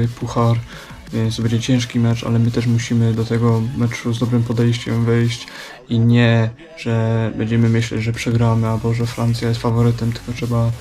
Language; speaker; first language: Polish; early bilingual, heritage; Polish